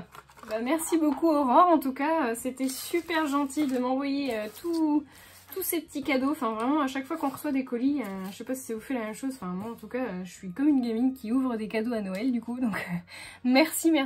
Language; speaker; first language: French; native; French